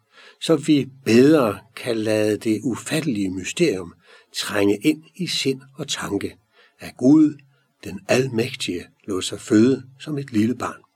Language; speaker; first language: Danish; native; Danish